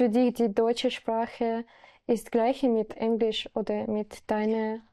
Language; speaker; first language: German; non-native, learner; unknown